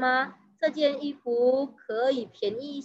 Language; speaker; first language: Chinese; non-native, fluent; Indonesian